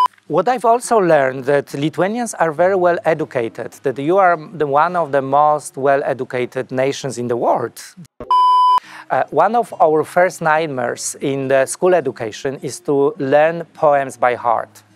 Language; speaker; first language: English; non-native, fluent; Polish